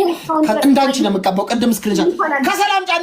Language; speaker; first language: Amharic; native; Amharic